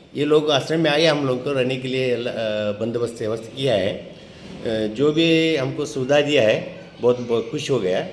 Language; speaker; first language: Hindi; non-native, local second language; Kannada